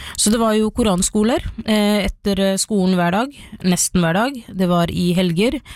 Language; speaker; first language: Norwegian; early bilingual, other home language; Somali